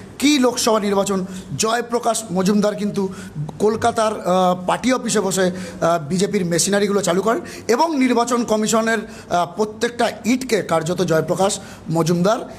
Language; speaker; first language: Bangla; native; Bangla